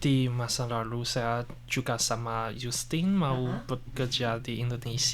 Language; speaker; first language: Indonesian; non-native, learner; Chinese